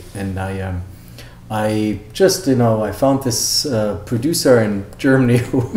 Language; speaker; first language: English; non-native, fluent; German